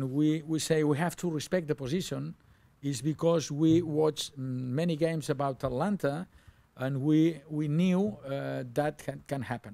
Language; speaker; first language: English; non-native, learner; Catalan